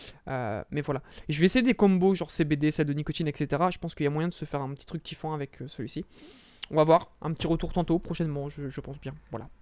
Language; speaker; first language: French; native; French